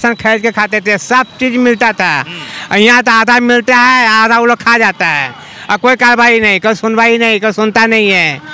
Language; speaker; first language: Hindi; non-native, local second language; Punjabi